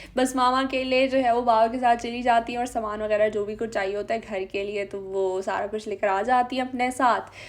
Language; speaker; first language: Urdu; native; Urdu